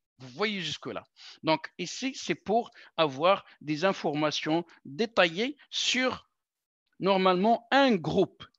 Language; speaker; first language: French; non-native, local second language; Arabic